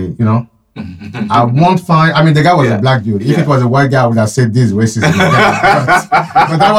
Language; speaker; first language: English; non-native, fluent; French